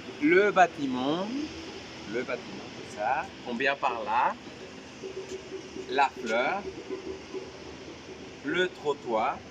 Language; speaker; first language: French; non-native, fluent; Spanish